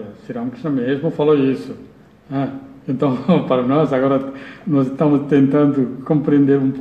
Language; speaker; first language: Portuguese; non-native, learner; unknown